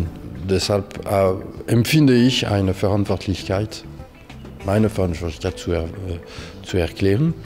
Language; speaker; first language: German; non-native, fluent; French